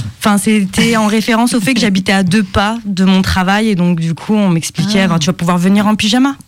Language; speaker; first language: French; early bilingual, other home language; Arabic